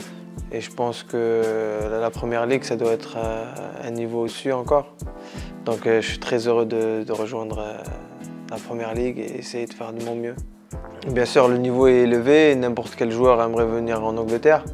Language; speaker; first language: French; non-native, local second language; Arabic